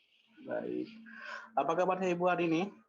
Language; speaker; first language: Indonesian; native; Indonesian